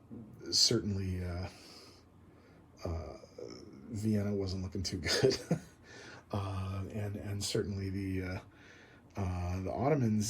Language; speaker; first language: English; native; English